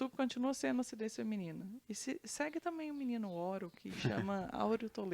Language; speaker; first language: Portuguese; native; Portuguese